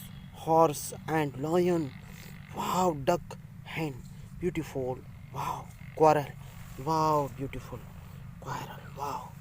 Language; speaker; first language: English; non-native, learner; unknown